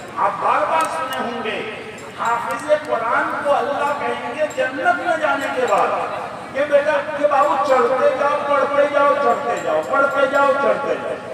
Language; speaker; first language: Urdu; non-native, local second language; Bangla